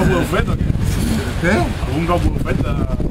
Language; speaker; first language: Catalan; native; Catalan